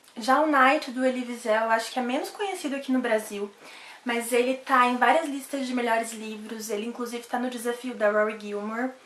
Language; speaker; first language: Portuguese; native; Portuguese